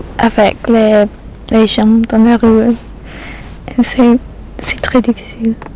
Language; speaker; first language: French; non-native, learner; English